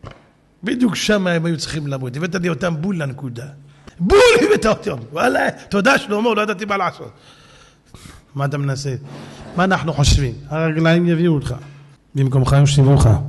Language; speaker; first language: Hebrew; native; Hebrew